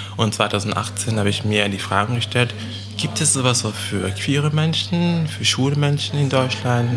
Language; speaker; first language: German; non-native, fluent; French